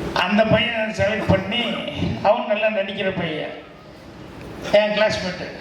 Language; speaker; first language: Tamil; native; Tamil